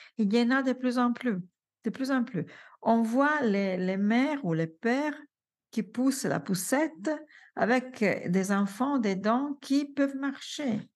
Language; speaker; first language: French; non-native, fluent; Italian